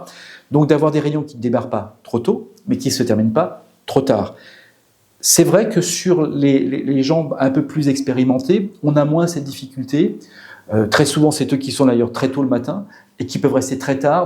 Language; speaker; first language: French; native; French